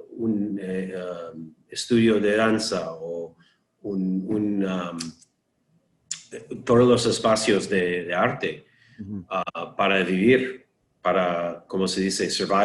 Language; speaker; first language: Spanish; non-native, learner; English